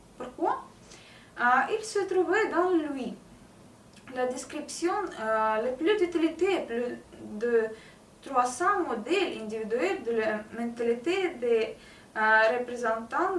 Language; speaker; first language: French; non-native, learner; Russian